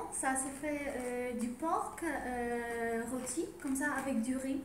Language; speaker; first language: French; non-native, fluent; Ukrainian